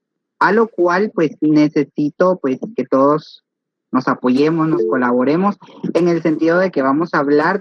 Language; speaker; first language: Spanish; native; Spanish